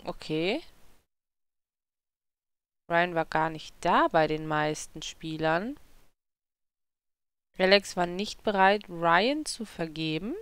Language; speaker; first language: German; native; German